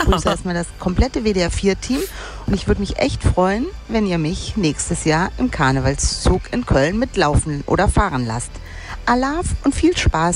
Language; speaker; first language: German; native; German